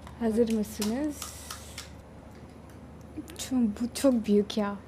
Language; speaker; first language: Turkish; non-native, learner; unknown